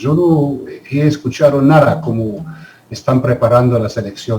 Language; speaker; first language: Spanish; non-native, fluent; German